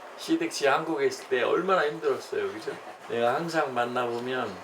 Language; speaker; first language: Korean; native; Korean